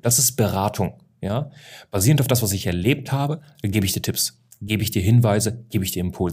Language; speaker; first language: German; native; German